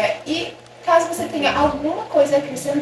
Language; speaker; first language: Portuguese; native; Portuguese